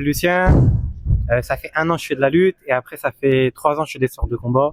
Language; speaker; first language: French; native; French